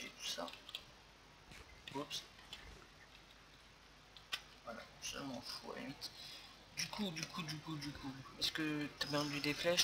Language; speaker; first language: French; native; French